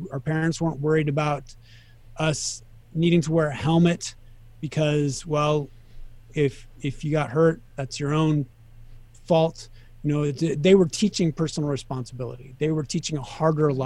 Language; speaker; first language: English; native; English